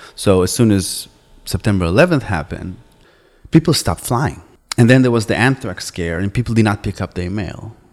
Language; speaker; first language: English; non-native, fluent; Hebrew